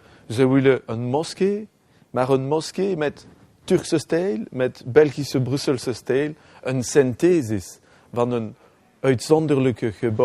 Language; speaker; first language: Dutch; non-native, local second language; French